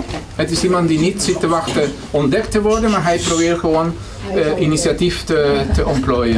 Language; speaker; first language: Dutch; non-native, fluent; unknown